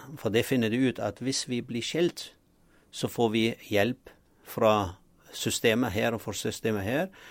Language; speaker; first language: Norwegian; non-native, fluent; Arabic